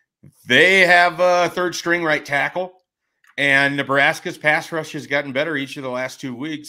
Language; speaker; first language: English; native; English